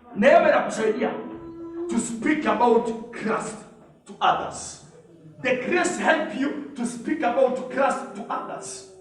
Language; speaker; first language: English; non-native, local second language; Swahili